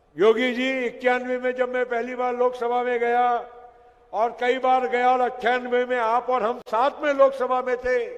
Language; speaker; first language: Hindi; non-native, local second language; Gujarati